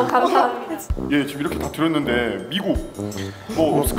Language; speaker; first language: Korean; native; Korean